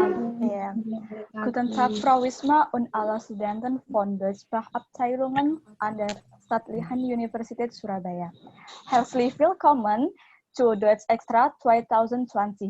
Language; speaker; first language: German; non-native, learner; Indonesian